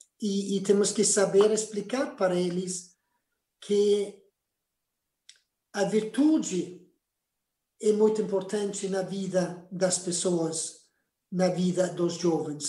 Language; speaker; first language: Portuguese; non-native, fluent; Spanish